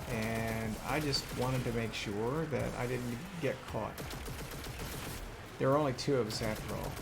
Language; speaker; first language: English; native; English